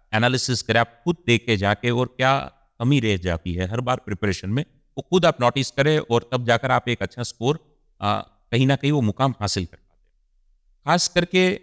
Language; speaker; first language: Hindi; non-native, local second language; Gujarati